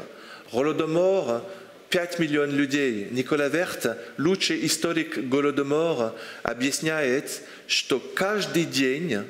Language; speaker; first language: Russian; non-native, fluent; French